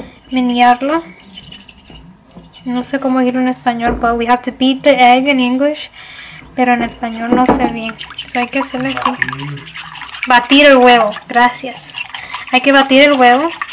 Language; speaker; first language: Spanish; early bilingual, heritage; Spanish